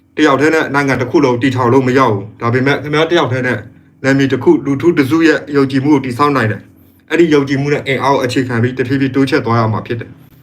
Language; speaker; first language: Burmese; native; Burmese